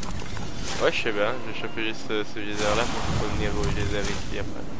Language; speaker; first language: French; native; French